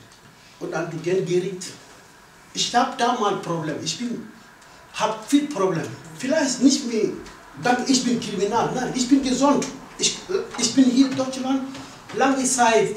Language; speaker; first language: German; non-native, learner; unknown